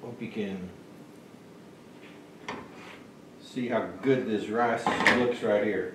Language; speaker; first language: English; native; English